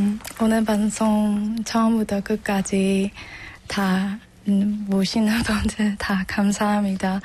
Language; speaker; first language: Korean; non-native, learner; Burmese